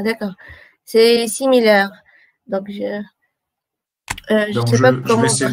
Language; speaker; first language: French; non-native, local second language; Arabic